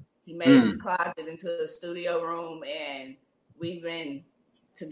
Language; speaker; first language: English; native; English